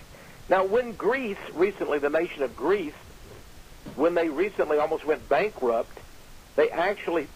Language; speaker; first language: English; native; English